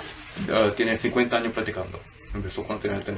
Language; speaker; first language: Spanish; early bilingual, heritage; Spanish